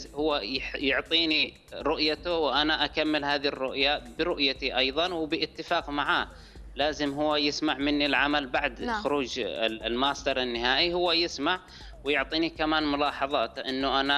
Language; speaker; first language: Arabic; native; Arabic